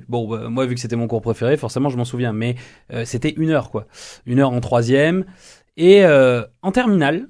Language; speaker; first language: French; native; French